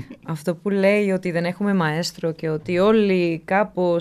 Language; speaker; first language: Greek; non-native, fluent; French